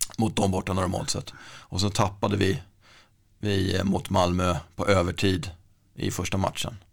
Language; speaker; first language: Swedish; native; Swedish